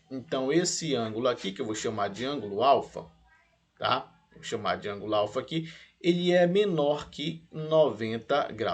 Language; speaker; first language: Portuguese; native; Portuguese